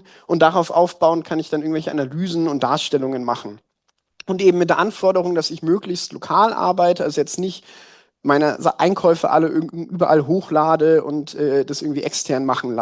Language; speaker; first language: German; native; German